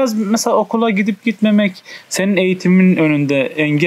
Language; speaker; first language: Turkish; native; Turkish